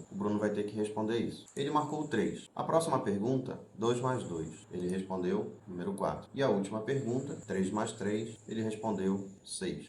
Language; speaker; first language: Portuguese; native; Portuguese